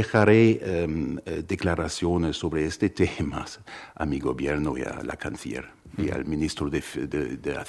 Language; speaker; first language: Spanish; non-native, fluent; German